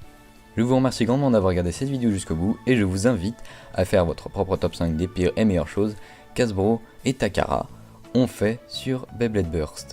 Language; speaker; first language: French; native; French